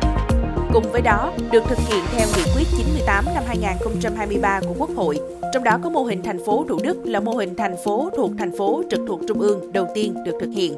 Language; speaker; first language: Vietnamese; native; Vietnamese